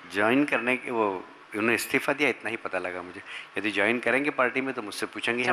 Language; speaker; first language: Hindi; native; Hindi